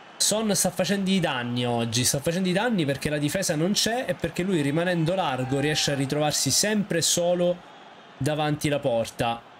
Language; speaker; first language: Italian; native; Italian